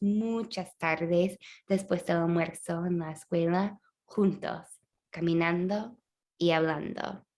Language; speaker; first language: Spanish; non-native, fluent; English